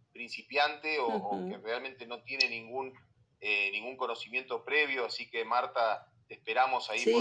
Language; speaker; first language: Spanish; native; Spanish